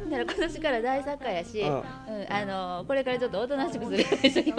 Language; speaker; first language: Japanese; native; Japanese